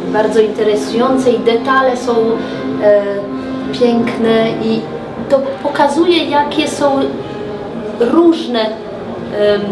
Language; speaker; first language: Polish; early bilingual, heritage; French